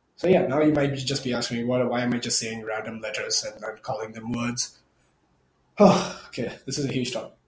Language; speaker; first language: English; non-native, local second language; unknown